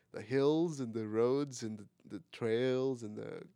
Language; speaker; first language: English; non-native, local second language; Marathi